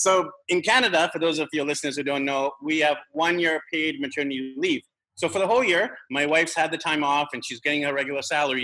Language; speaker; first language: English; native; English